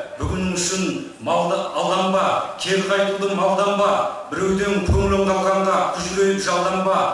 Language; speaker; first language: Kazakh; early bilingual, heritage; Kazakh